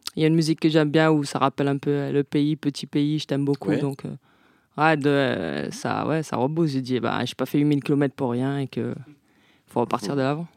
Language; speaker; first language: French; non-native, local second language; Guadeloupean Creole French